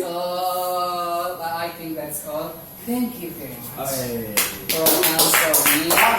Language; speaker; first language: English; non-native, learner; Indonesian